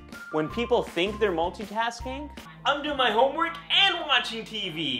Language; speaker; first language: English; native; English